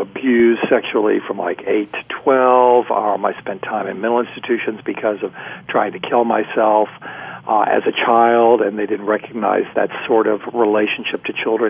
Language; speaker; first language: English; native; English